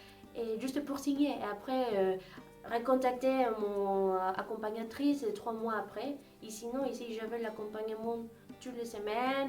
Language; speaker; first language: French; non-native, fluent; Spanish